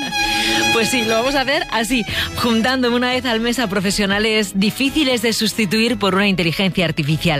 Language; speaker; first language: Spanish; native; Spanish